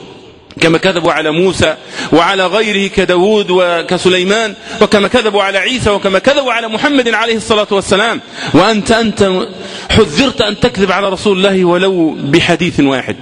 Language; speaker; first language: Arabic; native; Arabic